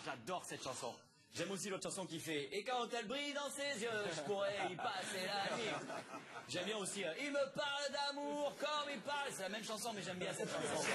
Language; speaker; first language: French; native; French